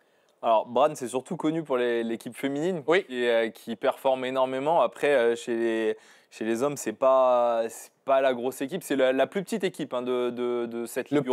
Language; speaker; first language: French; native; French